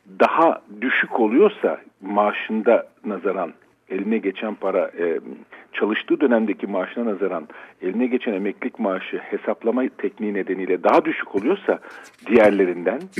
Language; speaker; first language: Turkish; native; Turkish